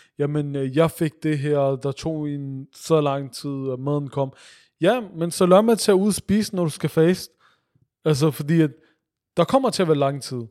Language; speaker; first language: Danish; early bilingual, other home language; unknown